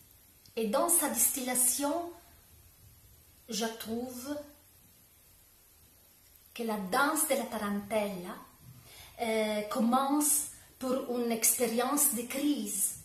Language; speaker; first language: French; non-native, learner; Italian